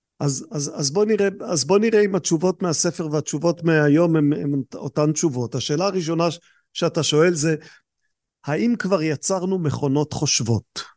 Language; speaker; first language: Hebrew; native; Hebrew